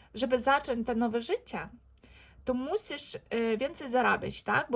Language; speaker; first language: Polish; non-native, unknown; Ukrainian